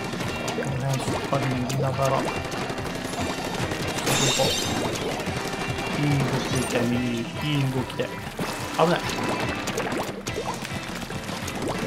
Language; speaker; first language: Japanese; native; Japanese